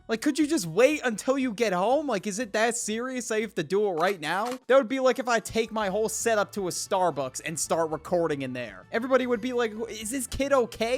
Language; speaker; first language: English; native; English